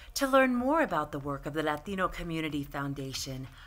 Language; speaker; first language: English; native; English